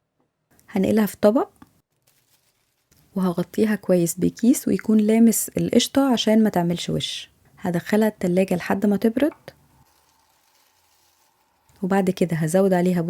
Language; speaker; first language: Arabic; native; Arabic